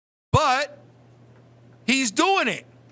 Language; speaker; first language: English; native; English